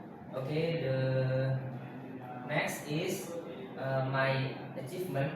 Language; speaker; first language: English; non-native, learner; Indonesian